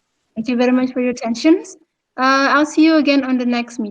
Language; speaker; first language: English; non-native, fluent; Indonesian